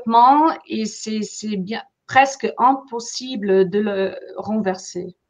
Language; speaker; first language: French; non-native, fluent; German